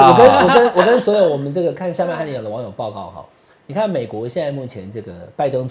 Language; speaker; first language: Chinese; native; Chinese